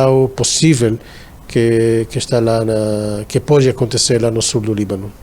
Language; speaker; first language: Portuguese; non-native, fluent; Hebrew